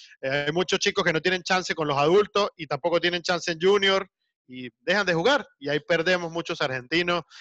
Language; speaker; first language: Spanish; native; Spanish